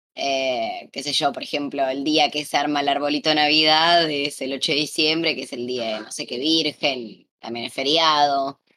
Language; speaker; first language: Spanish; native; Spanish